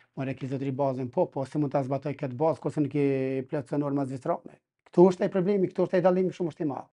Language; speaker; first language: Albanian; native; Albanian